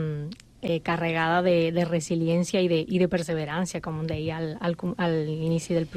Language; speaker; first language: Catalan; non-native, fluent; Spanish